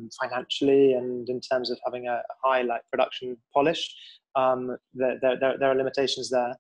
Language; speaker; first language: English; native; English